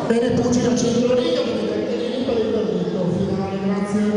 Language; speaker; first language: Italian; native; Italian